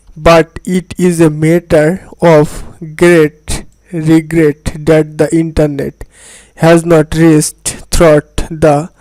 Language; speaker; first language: English; non-native, local second language; Bangla